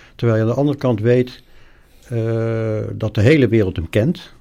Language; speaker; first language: Dutch; native; Dutch